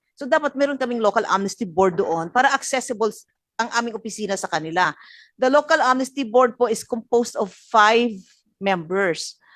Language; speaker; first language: Filipino; non-native, local second language; Hiligaynon